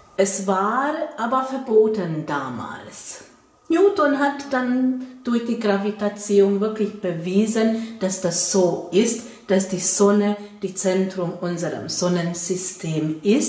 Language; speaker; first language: German; non-native, fluent; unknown